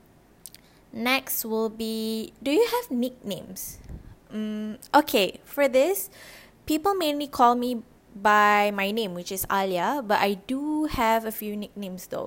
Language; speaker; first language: English; non-native, local second language; Malay